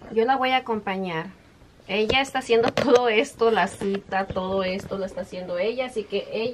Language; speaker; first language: Spanish; native; Spanish